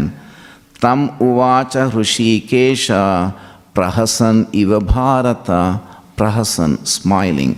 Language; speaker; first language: English; non-native, local second language; Telugu